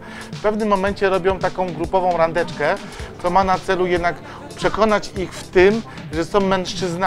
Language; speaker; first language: Polish; native; Polish